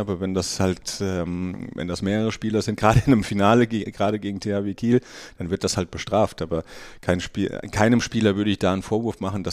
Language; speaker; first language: German; native; German